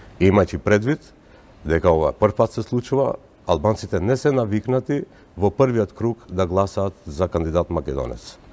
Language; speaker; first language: Macedonian; non-native, local second language; Albanian